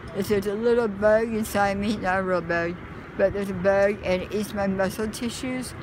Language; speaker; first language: English; native; English